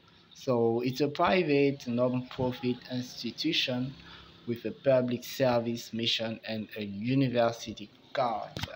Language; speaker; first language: English; non-native, fluent; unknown